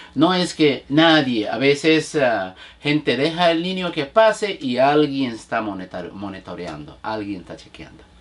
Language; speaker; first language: Spanish; non-native, fluent; Bangla